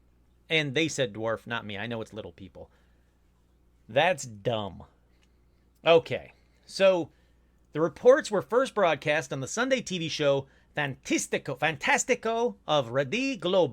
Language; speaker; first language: English; native; English